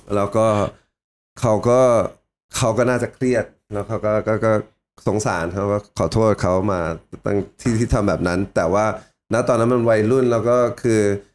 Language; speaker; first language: Thai; early bilingual, heritage; Thai